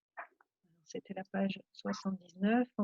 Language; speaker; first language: French; non-native, fluent; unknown